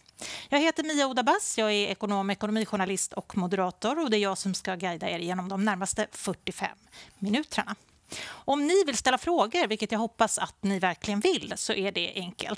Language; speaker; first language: Swedish; native; Swedish